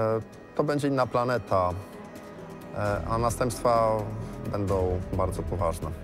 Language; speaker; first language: Polish; native; Polish